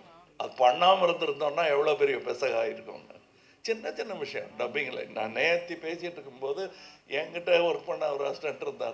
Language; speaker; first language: Tamil; native; Tamil